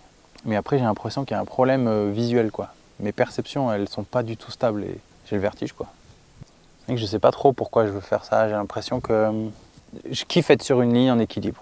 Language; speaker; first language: French; native; French